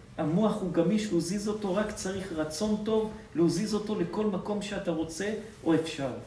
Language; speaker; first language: Hebrew; native; Hebrew